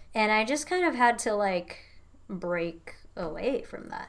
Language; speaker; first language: English; non-native, fluent; Indonesian